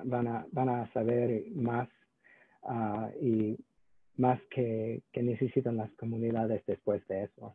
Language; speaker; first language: Spanish; non-native, learner; English